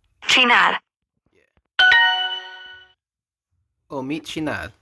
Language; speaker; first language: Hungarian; non-native, learner; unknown